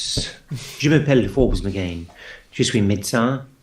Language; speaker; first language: French; non-native, fluent; English